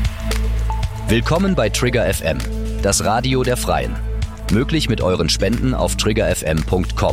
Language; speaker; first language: German; native; German